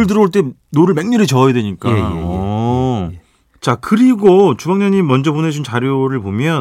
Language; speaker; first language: Korean; native; Korean